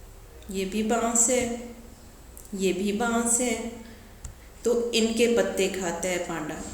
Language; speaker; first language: Urdu; native; Urdu